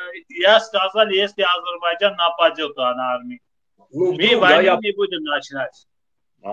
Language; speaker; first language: Russian; non-native, fluent; Armenian